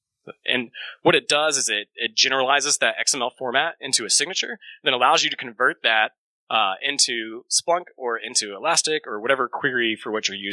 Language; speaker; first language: English; native; English